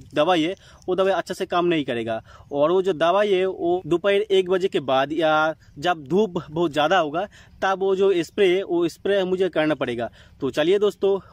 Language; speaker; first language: Hindi; non-native, local second language; Bangla